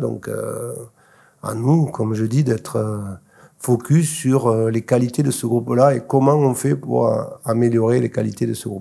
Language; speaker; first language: French; native; French